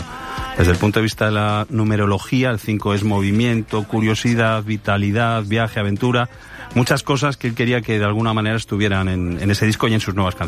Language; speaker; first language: Spanish; native; Spanish